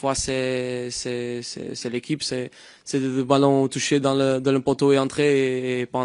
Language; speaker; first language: French; non-native, fluent; Portuguese